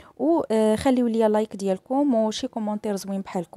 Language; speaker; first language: Arabic; native; Arabic